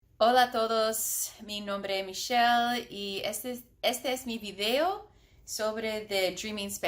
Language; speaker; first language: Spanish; non-native, learner; English